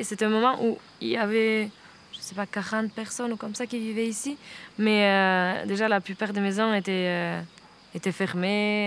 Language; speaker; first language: French; non-native, fluent; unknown